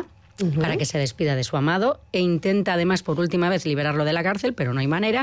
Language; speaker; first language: Spanish; native; Spanish